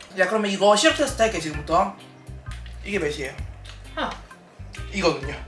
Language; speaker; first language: Korean; native; Korean